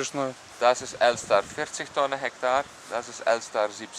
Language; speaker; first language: German; non-native, learner; Dutch